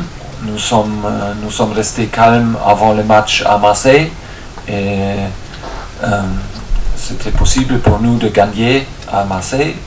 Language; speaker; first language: French; non-native, fluent; German